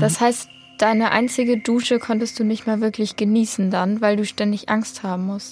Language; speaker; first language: German; native; German